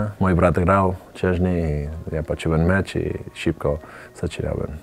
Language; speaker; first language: Polish; non-native, learner; Spanish